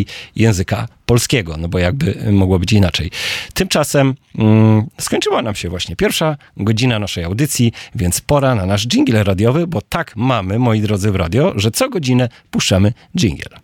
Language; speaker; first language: Polish; native; Polish